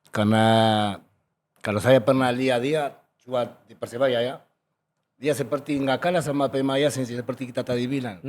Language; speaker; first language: Indonesian; non-native, fluent; Spanish